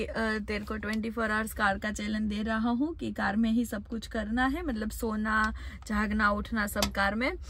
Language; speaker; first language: Hindi; non-native, local second language; Gujarati